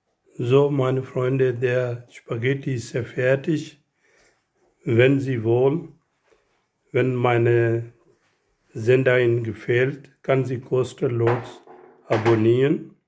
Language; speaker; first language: German; non-native, learner; Urdu